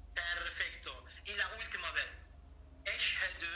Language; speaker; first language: Spanish; non-native, learner; Turkish